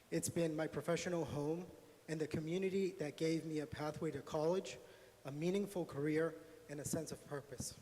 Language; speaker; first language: English; native; English